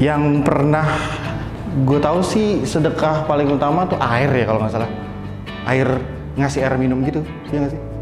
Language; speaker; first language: Indonesian; native; Indonesian